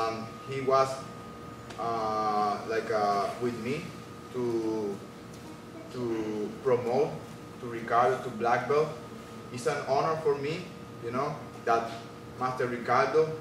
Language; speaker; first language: English; non-native, learner; Spanish